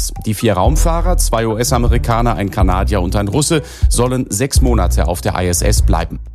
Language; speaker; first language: German; native; German